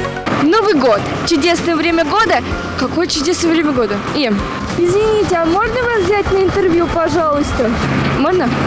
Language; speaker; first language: Russian; native; Russian